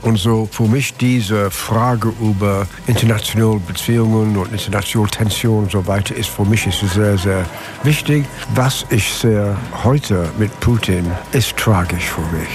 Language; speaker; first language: German; non-native, learner; English